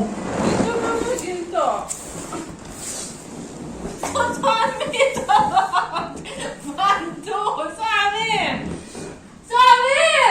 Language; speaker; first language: Indonesian; non-native, learner; Russian